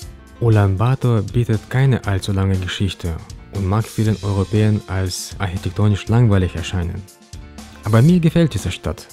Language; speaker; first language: German; native; German